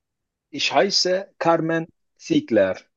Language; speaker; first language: German; non-native, learner; Turkish